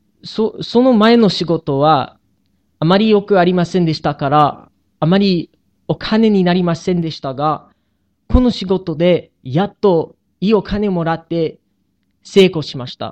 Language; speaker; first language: Japanese; non-native, learner; English